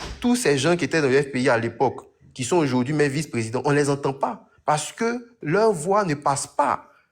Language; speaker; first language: French; native; French